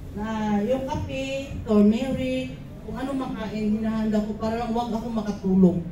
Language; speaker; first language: Filipino; non-native, local second language; Cebuano